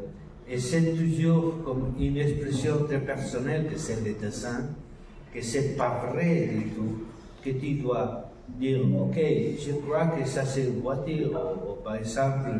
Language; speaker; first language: French; non-native, learner; Spanish